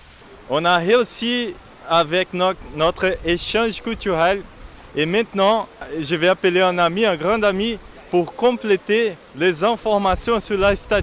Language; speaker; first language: French; non-native, fluent; Portuguese